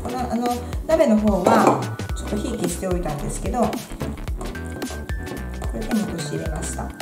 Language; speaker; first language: Japanese; native; Japanese